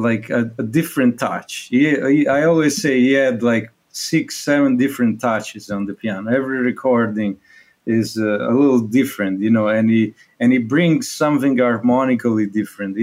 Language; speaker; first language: English; non-native, fluent; Italian